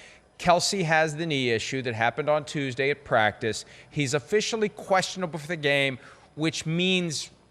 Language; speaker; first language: English; native; English